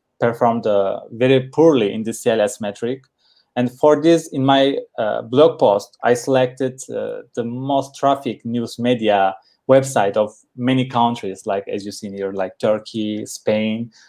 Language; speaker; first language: English; non-native, learner; Turkish